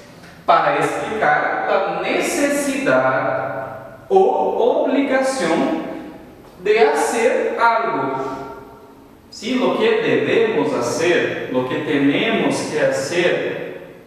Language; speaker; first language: Spanish; non-native, fluent; Portuguese